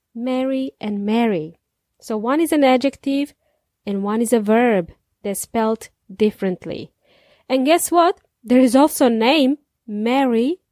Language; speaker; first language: English; non-native, fluent; Serbian